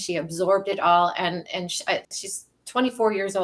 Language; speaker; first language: English; native; English